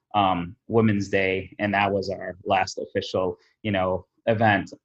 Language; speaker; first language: English; early bilingual, other home language; Somali